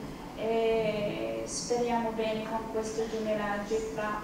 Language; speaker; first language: Italian; non-native, fluent; Arabic